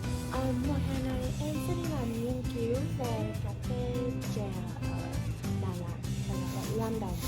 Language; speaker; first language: Vietnamese; early bilingual, heritage; English